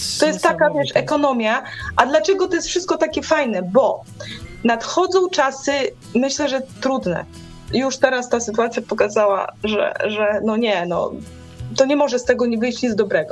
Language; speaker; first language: Polish; native; Polish